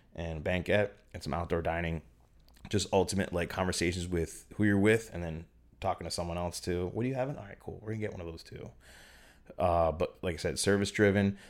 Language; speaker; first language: English; native; English